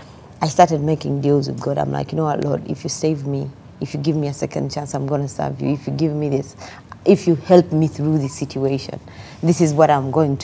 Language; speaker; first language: English; non-native, local second language; Ganda